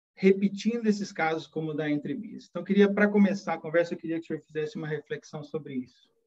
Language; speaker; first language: Portuguese; native; Portuguese